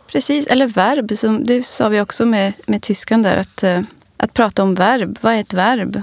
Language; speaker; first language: Swedish; early bilingual, other home language; English